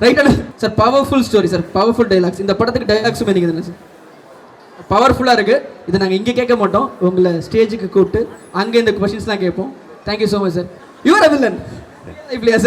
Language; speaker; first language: Tamil; native; Tamil